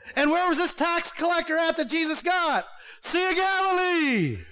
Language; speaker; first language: English; native; English